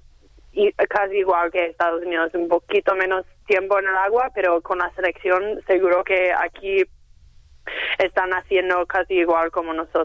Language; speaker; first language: Spanish; non-native, fluent; English